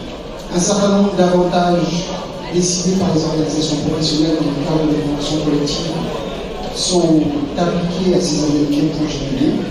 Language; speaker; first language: French; native; French